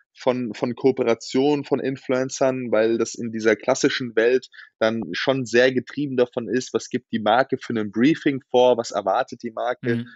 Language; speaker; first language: German; native; German